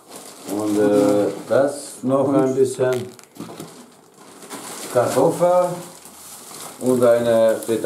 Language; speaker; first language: German; non-native, learner; Hungarian